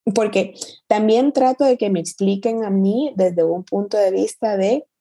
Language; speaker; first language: Spanish; native; Spanish